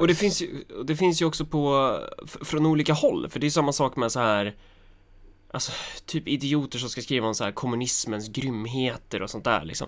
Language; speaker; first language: Swedish; native; Swedish